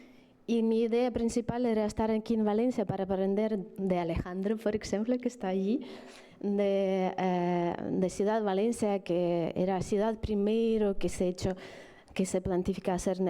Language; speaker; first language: Spanish; non-native, fluent; Ukrainian